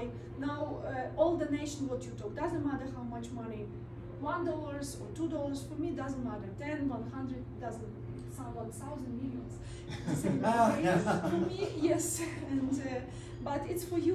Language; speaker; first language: English; non-native, learner; Russian